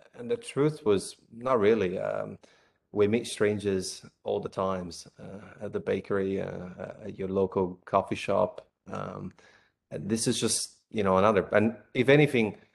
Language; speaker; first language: English; non-native, fluent; Italian